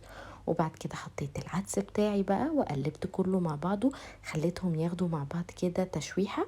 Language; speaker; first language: Arabic; native; Arabic